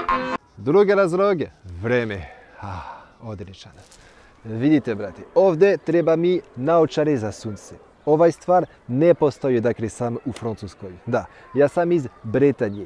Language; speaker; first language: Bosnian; non-native, fluent; French